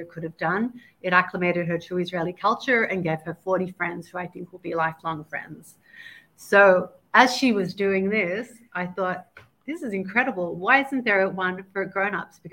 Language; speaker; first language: English; native; English